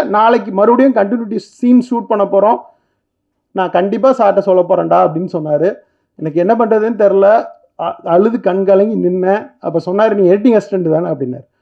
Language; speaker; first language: Tamil; native; Tamil